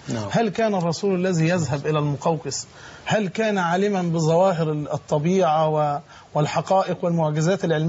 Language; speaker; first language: Arabic; native; Arabic